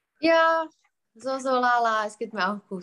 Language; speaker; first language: German; non-native, fluent; Czech